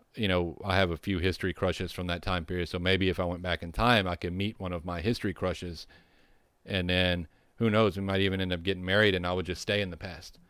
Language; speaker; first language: English; native; English